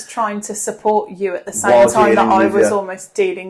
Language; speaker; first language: English; native; English